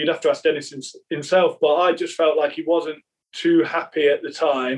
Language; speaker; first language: English; native; English